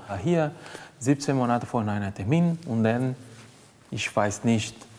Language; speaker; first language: German; non-native, learner; Portuguese